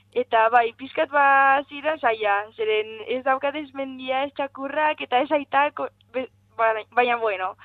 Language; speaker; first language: Basque; non-native, local second language; Spanish